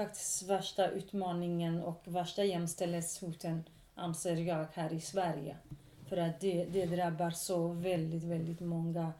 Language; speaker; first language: Swedish; non-native, local second language; Kurdish